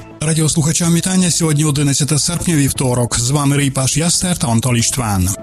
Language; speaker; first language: Ukrainian; non-native, local second language; Hungarian